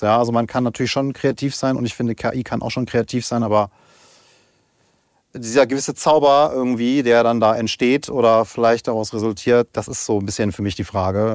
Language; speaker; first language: German; native; German